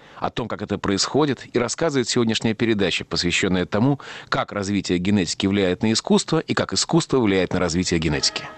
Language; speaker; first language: Russian; native; Russian